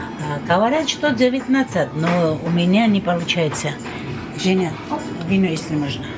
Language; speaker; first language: Russian; non-native, learner; Georgian